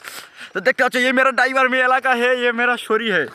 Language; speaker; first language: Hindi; non-native, local second language; Bangla